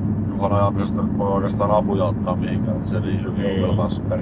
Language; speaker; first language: Finnish; native; Finnish